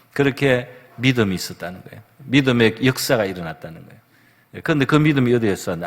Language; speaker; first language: Korean; native; Korean